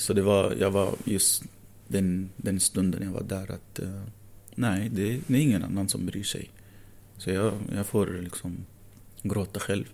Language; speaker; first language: Swedish; non-native, fluent; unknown